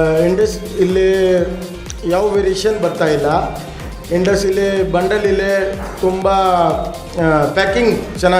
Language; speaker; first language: Kannada; non-native, learner; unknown